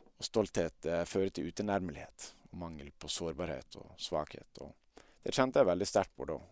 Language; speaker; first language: Norwegian; native; Norwegian